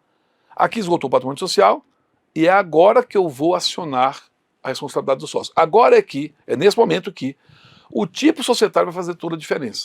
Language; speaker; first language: Portuguese; native; Portuguese